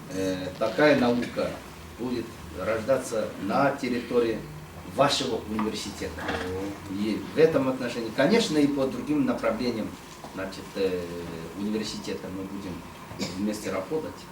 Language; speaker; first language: Russian; non-native, fluent; Chinese